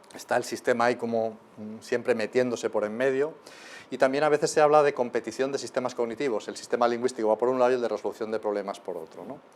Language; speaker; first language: Spanish; native; Spanish